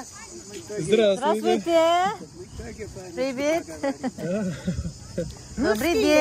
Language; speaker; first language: Russian; non-native, learner; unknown